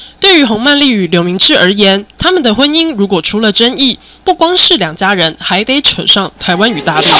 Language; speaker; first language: Chinese; native; Chinese